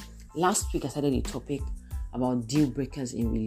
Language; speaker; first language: English; non-native, local second language; Yoruba